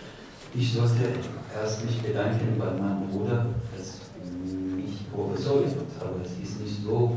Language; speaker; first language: German; non-native, learner; Persian